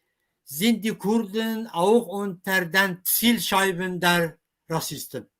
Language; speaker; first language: German; non-native, fluent; Kurdish